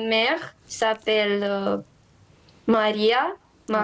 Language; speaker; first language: French; non-native, learner; Romanian